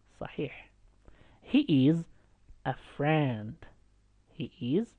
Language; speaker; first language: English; non-native, fluent; Arabic